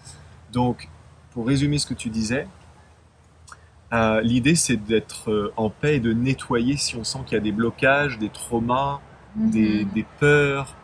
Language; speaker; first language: French; native; French